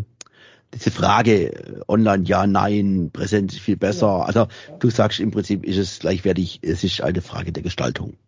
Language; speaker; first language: German; native; German